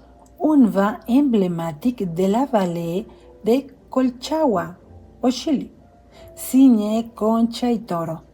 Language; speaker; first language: French; non-native, fluent; Spanish